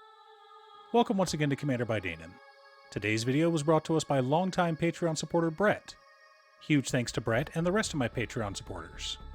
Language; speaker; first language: English; native; English